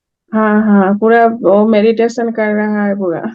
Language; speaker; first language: Hindi; non-native, local second language; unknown